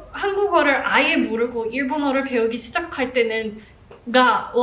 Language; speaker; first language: Korean; non-native, fluent; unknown